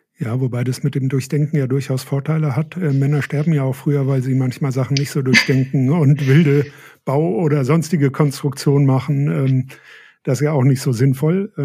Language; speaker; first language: German; native; German